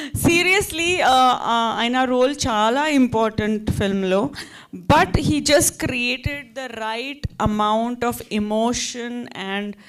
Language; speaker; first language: Telugu; non-native, fluent; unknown